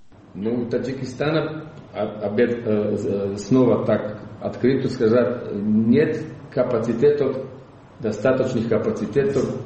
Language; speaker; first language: Russian; non-native, fluent; Croatian